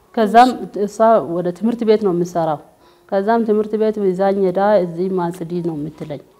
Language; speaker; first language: Amharic; non-native, local second language; Oromo